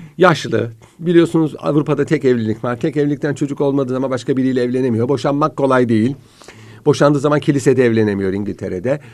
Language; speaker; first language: Turkish; native; Turkish